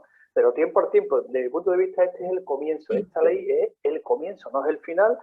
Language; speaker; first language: Spanish; native; Spanish